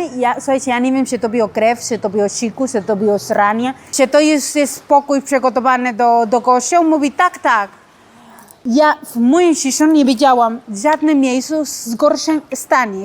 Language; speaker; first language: Polish; non-native, learner; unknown